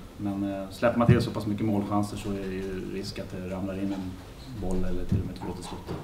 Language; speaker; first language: Swedish; native; Swedish